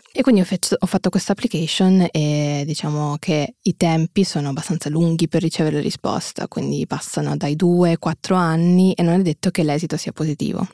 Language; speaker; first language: Italian; early bilingual, other home language; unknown